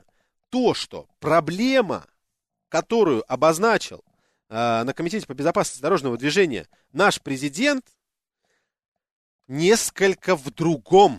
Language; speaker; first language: Russian; native; Russian